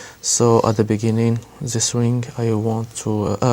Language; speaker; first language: English; non-native, learner; French